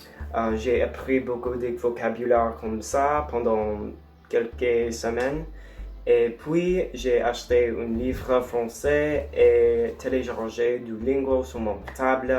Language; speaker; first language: French; non-native, learner; English